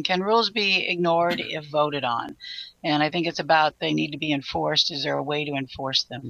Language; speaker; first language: English; native; English